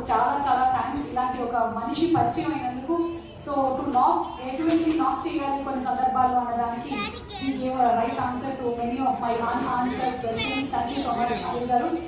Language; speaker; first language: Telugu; non-native, local second language; Malayalam